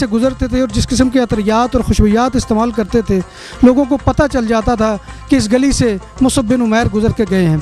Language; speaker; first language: Urdu; native; Urdu